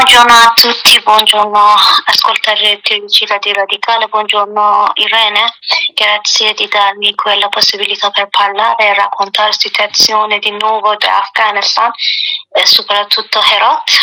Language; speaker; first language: Italian; non-native, learner; Persian